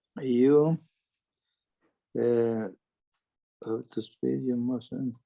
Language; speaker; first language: English; non-native, learner; Spanish